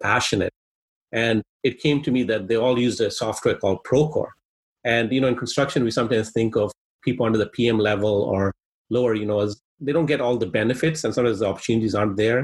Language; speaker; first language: English; non-native, local second language; Swahili